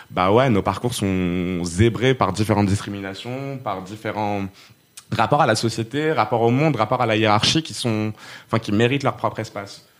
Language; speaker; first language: French; non-native, local second language; Arabic